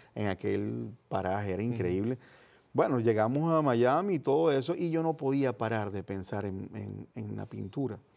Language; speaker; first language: Spanish; native; Spanish